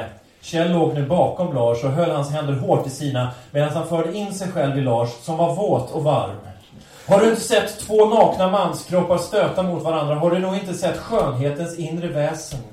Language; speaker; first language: Swedish; native; Swedish